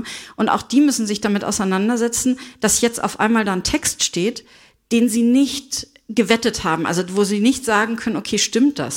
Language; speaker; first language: German; native; German